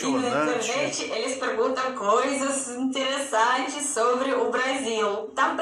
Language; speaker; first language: Portuguese; non-native, learner; Russian